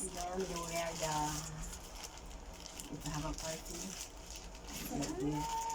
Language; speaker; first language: English; non-native, learner; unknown